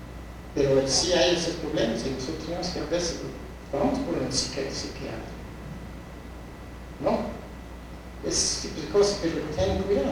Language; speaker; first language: Spanish; non-native, fluent; English